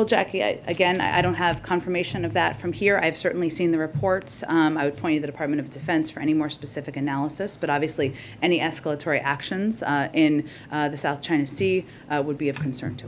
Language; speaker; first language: English; native; English